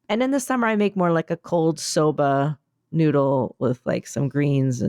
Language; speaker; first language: English; native; English